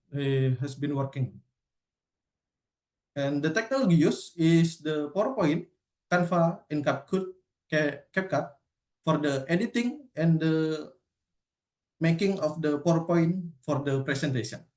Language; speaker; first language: English; non-native, learner; Indonesian